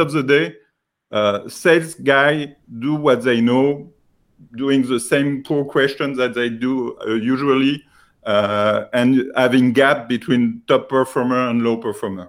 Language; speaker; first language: English; non-native, fluent; French